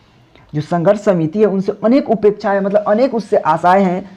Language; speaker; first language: Hindi; native; Hindi